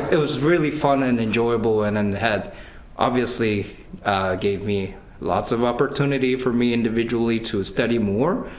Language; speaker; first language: English; non-native, fluent; Korean